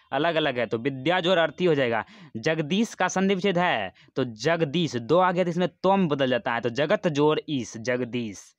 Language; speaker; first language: Hindi; native; Hindi